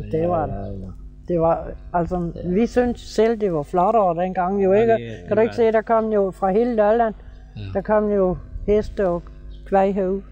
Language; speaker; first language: Danish; native; Danish